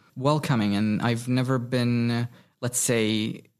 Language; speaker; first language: English; non-native, fluent; Arabic